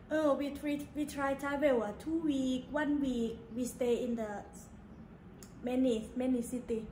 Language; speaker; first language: English; non-native, learner; Thai